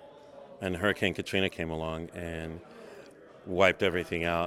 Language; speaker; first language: English; native; English